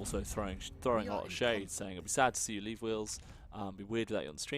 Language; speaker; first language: English; native; English